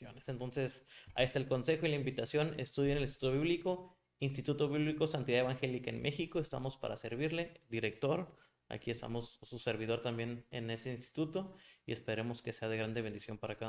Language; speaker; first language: Spanish; native; Spanish